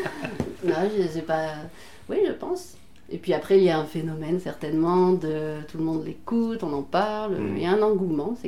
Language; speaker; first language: French; native; French